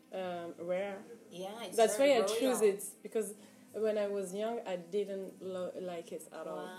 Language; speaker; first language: English; non-native, fluent; Arabic